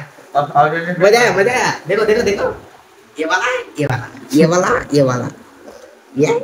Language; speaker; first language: Hindi; non-native, local second language; Bangla